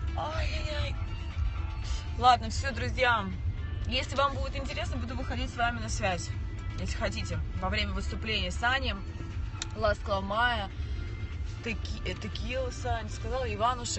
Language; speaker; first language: Russian; native; Russian